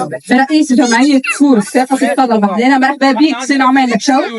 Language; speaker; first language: Arabic; native; Arabic